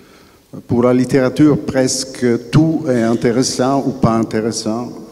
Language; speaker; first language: French; non-native, fluent; Italian